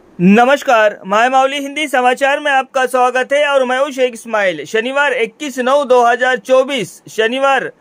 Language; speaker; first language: Hindi; non-native, local second language; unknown